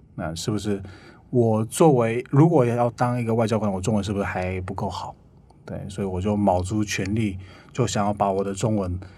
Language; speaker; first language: Chinese; non-native, fluent; Korean